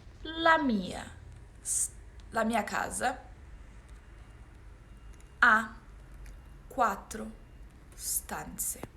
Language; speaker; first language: Italian; non-native, fluent; Portuguese